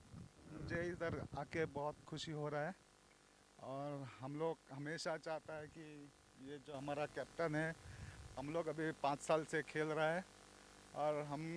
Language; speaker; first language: Hindi; non-native, local second language; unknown